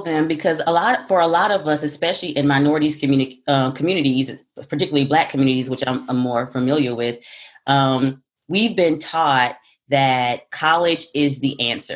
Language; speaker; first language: English; native; English